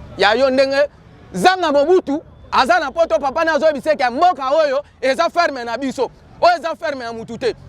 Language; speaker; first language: Lingala; non-native, local second language; Kituba (Democratic Republic of Congo)